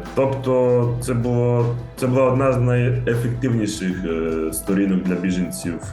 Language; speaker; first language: Ukrainian; native; Ukrainian